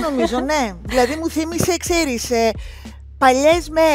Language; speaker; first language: Greek; native; Greek